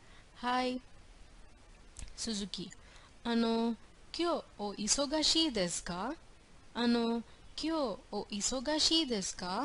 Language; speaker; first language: Japanese; non-native, fluent; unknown